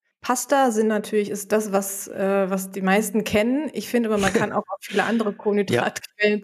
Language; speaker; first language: German; native; German